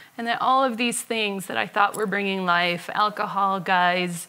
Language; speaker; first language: English; native; English